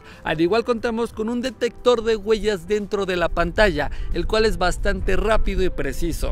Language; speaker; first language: Spanish; native; Spanish